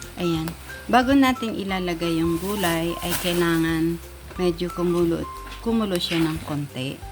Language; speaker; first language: Filipino; non-native, local second language; Bikol